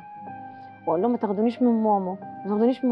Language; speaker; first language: Arabic; native; Arabic